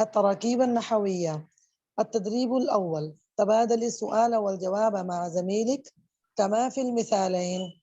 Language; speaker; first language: Arabic; non-native, fluent; Urdu